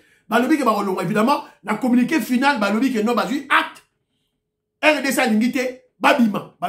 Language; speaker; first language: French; non-native, local second language; Lingala